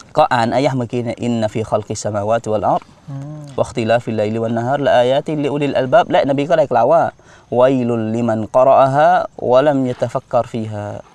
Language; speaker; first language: Thai; non-native, local second language; Malay